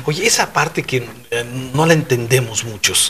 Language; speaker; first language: Spanish; native; Spanish